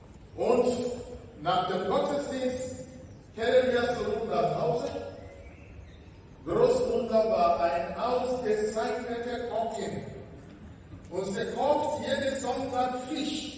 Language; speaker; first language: German; non-native, learner; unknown